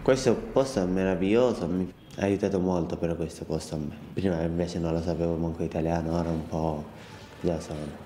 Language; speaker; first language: Italian; non-native, learner; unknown